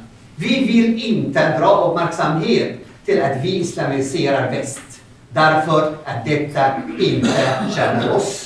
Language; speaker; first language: Swedish; non-native, fluent; Arabic